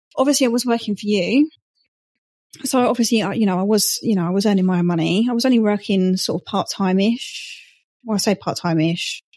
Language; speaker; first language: English; native; English